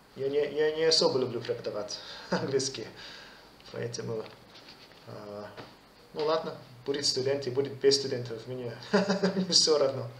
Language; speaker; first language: Russian; non-native, fluent; English